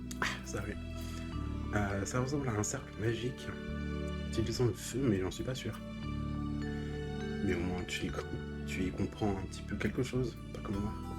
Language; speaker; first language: French; native; French